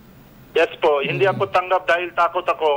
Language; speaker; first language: Filipino; non-native, learner; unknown